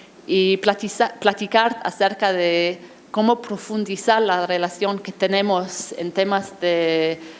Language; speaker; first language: Spanish; non-native, fluent; English